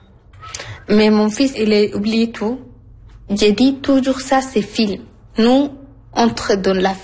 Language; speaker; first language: French; non-native, learner; Arabic